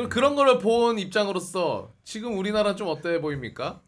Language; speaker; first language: Korean; native; Korean